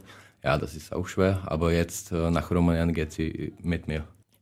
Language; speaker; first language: German; non-native, learner; Czech